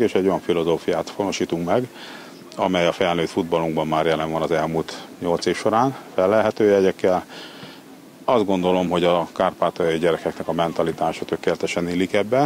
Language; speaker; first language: Hungarian; native; Hungarian